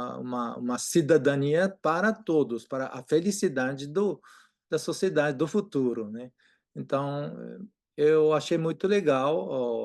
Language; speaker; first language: Portuguese; non-native, fluent; Japanese